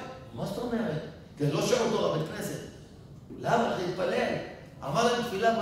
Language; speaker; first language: Hebrew; native; Hebrew